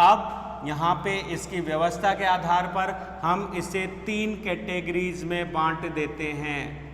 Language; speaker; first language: Hindi; native; Hindi